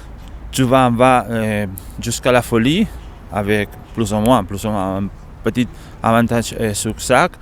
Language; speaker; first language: French; non-native, learner; Spanish